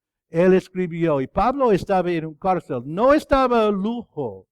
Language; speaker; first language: Spanish; non-native, fluent; English